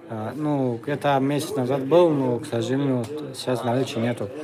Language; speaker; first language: Russian; non-native, fluent; Tajik